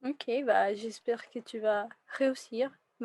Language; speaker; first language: French; non-native, fluent; Spanish